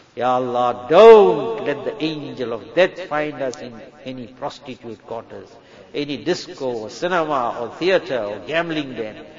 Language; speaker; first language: English; native; English